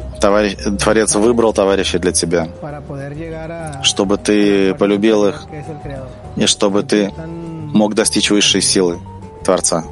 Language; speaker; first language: Russian; non-native, fluent; Spanish